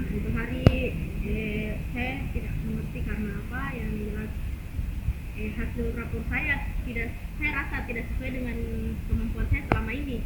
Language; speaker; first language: Indonesian; native; Indonesian